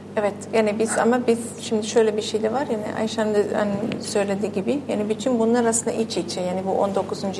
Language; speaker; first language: Turkish; non-native, fluent; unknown